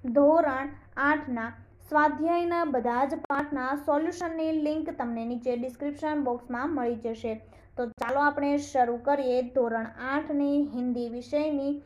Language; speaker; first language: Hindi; non-native, local second language; Gujarati